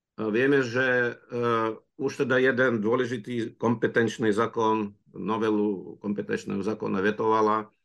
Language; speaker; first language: Slovak; non-native, fluent; Russian